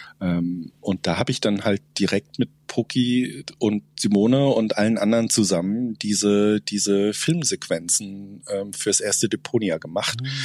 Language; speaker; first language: German; native; German